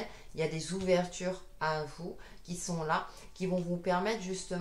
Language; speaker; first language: French; native; French